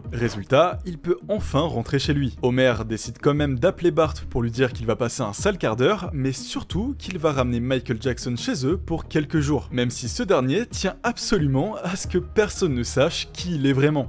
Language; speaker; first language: French; native; French